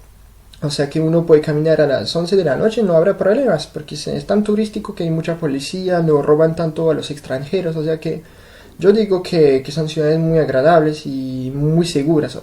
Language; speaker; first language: Spanish; non-native, fluent; French